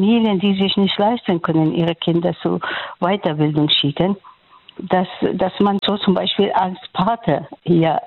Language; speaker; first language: German; non-native, fluent; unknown